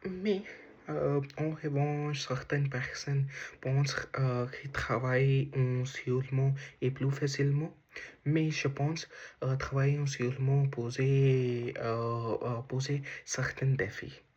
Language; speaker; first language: French; non-native, learner; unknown